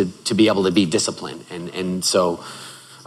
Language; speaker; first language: English; native; English